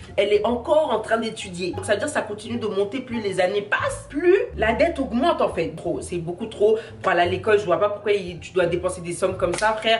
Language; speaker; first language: French; native; French